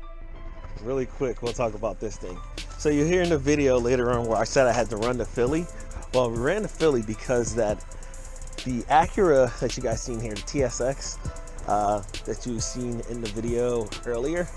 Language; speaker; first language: English; native; English